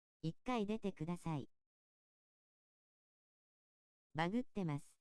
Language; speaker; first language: Japanese; native; Japanese